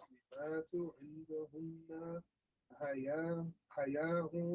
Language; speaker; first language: Arabic; non-native, learner; English